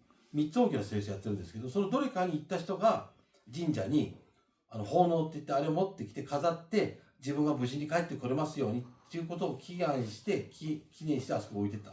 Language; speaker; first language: Japanese; native; Japanese